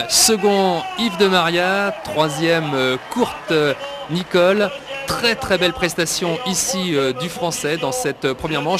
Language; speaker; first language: French; native; French